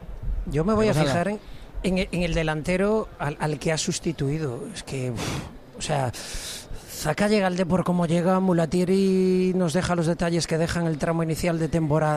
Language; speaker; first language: Spanish; native; Spanish